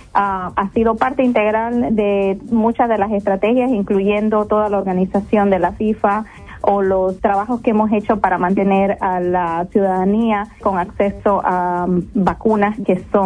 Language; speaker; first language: Spanish; native; Spanish